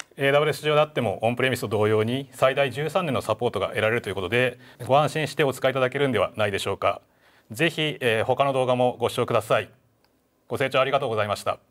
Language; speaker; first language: Japanese; native; Japanese